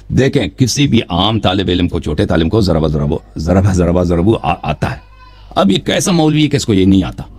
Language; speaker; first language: Urdu; non-native, fluent; Persian